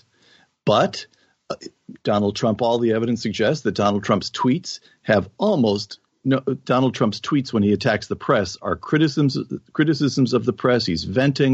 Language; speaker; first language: English; native; English